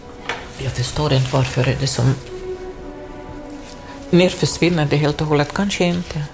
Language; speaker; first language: Swedish; non-native, fluent; Russian